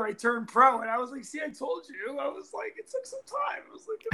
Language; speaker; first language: English; native; English